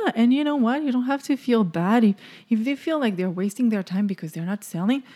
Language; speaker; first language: English; non-native, fluent; French